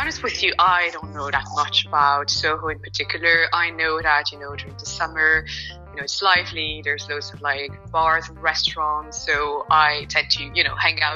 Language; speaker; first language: English; non-native, fluent; French